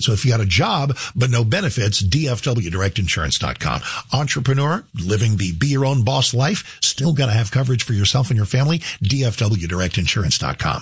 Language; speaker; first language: English; native; English